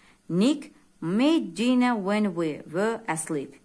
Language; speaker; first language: English; non-native, fluent; Azerbaijani